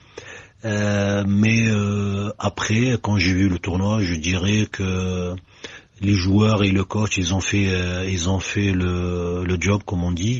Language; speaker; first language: French; non-native, local second language; Arabic